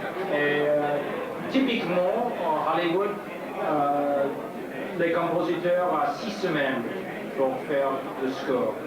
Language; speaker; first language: French; non-native, learner; English